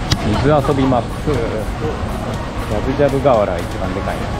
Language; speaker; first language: Japanese; native; Japanese